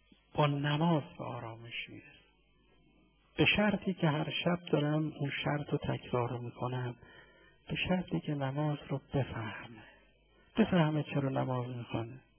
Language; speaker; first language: Persian; native; Persian